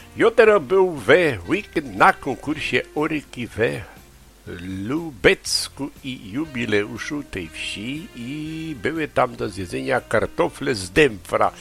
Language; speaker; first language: Polish; native; Polish